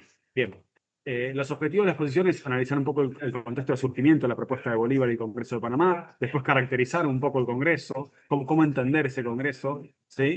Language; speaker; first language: Spanish; native; Spanish